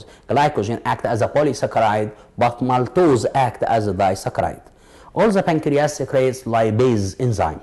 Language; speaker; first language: English; non-native, local second language; Arabic